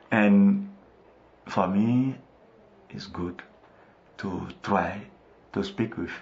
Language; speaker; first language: English; non-native, local second language; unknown